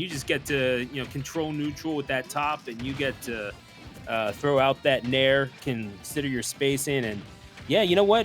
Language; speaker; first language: English; native; English